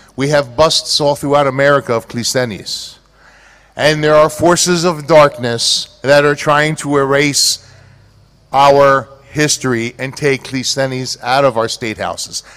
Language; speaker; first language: English; early bilingual, other home language; Greek